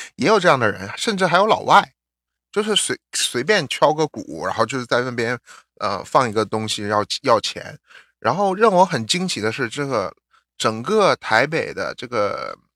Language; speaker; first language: Chinese; native; Chinese